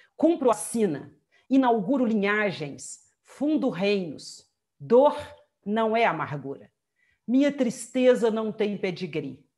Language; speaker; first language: Portuguese; native; Portuguese